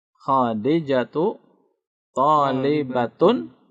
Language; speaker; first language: Arabic; non-native, fluent; Indonesian